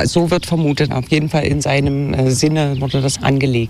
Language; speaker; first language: German; native; German